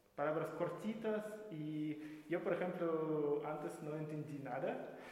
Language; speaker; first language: Spanish; non-native, fluent; Russian